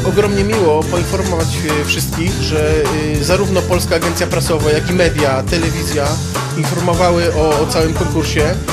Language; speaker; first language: Polish; native; Polish